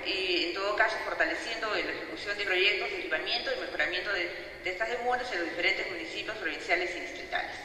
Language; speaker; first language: Spanish; native; Spanish